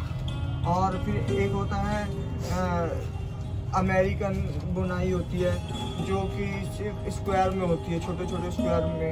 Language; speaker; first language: Hindi; native; Hindi